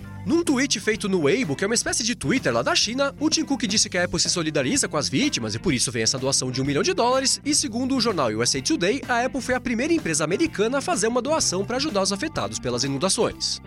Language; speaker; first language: Portuguese; native; Portuguese